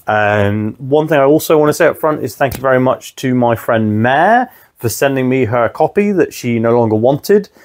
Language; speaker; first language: English; native; English